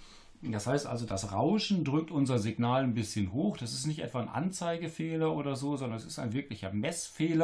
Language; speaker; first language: German; native; German